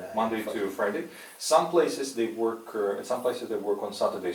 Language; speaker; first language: English; non-native, fluent; Russian